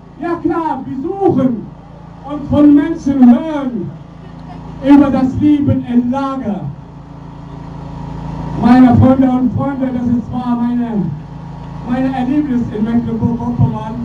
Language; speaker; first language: German; non-native, learner; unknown